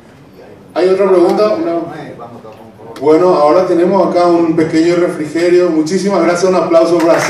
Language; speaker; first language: Spanish; native; Spanish